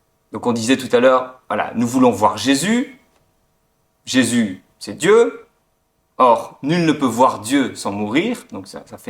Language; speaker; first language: French; native; French